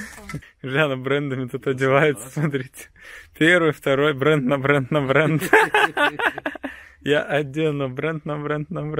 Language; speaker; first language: Russian; native; Russian